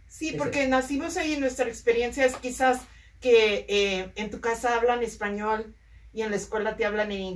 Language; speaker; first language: Spanish; early bilingual, heritage; Spanish